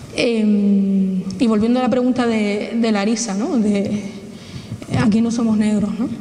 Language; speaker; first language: Spanish; native; Spanish